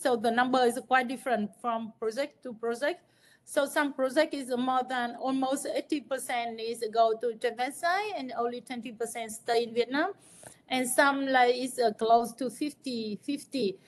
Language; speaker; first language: English; non-native, fluent; Vietnamese